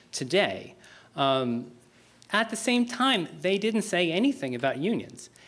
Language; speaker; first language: English; native; English